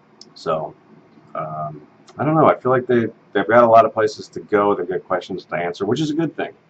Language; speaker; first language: English; native; English